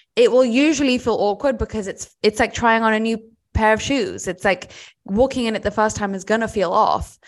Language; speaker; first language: English; native; English